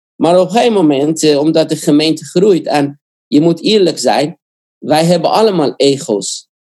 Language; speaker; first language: Dutch; non-native, fluent; Korean